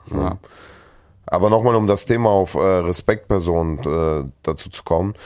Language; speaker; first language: German; early bilingual, other home language; Russian